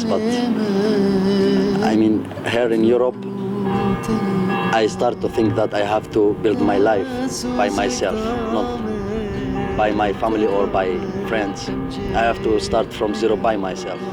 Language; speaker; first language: English; non-native, fluent; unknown